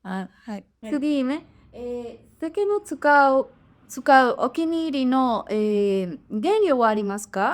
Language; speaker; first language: Japanese; non-native, learner; Spanish